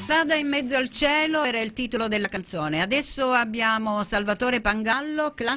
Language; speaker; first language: Italian; native; Italian